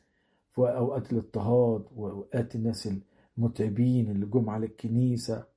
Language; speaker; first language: Arabic; native; Arabic